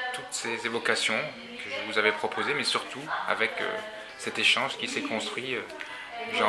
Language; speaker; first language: French; native; French